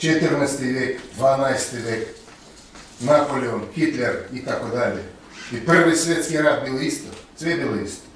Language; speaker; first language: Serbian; non-native, fluent; Russian